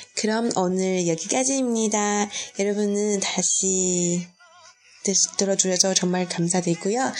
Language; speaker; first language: Korean; non-native, fluent; Chinese